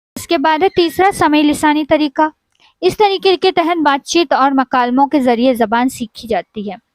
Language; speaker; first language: Urdu; native; Urdu